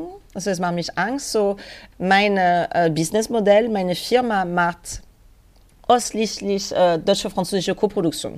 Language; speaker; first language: German; non-native, fluent; French